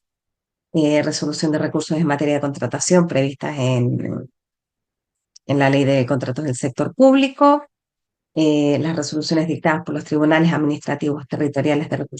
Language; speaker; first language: Spanish; native; Spanish